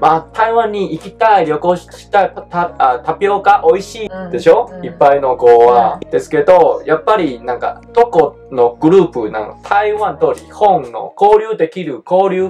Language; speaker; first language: Japanese; non-native, learner; Chinese